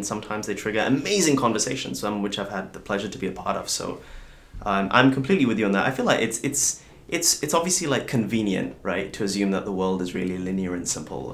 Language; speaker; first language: English; native; English